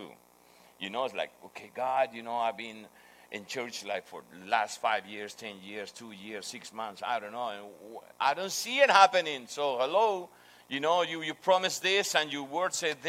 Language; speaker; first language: English; non-native, fluent; Spanish